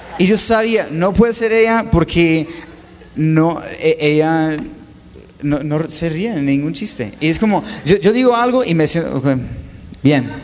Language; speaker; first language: Spanish; non-native, fluent; English